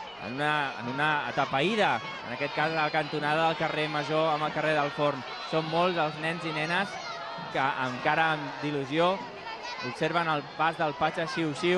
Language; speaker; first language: Catalan; native; Catalan